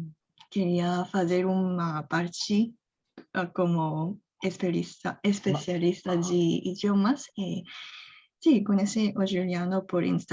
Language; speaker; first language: Portuguese; non-native, fluent; Korean